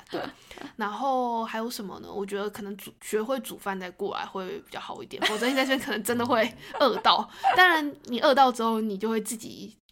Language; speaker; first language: Chinese; native; Chinese